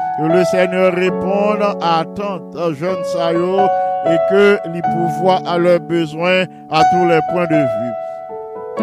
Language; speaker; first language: French; non-native, local second language; Haitian Creole